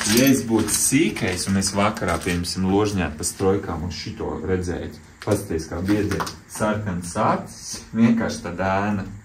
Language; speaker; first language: Latvian; non-native, local second language; Russian